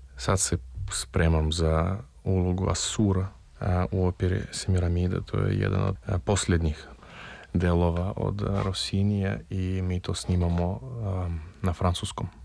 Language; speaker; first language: Serbian; non-native, fluent; Russian